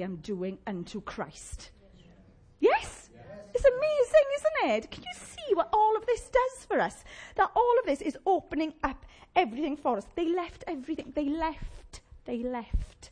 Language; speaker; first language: English; native; English